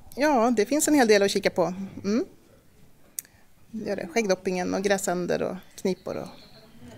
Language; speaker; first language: Swedish; native; Swedish